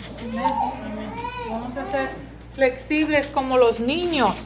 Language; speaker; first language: Spanish; native; Spanish